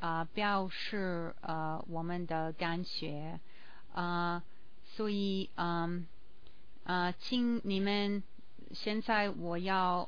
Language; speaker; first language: Chinese; non-native, learner; English